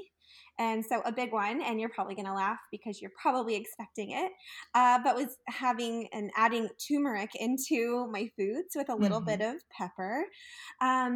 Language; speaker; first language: English; native; English